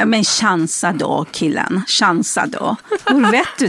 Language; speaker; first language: Swedish; non-native, fluent; Persian